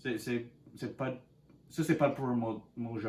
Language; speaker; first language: French; non-native, learner; English